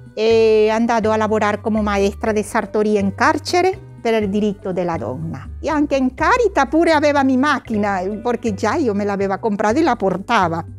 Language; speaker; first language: Italian; non-native, learner; Spanish